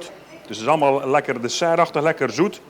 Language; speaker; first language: Dutch; native; Dutch